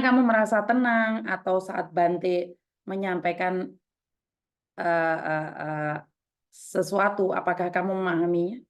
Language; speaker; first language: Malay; non-native, local second language; Javanese